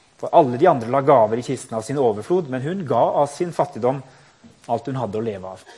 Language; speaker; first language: Norwegian; native; Norwegian